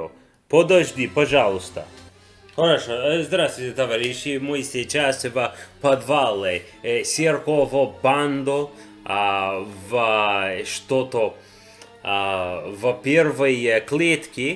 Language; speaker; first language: Russian; non-native, learner; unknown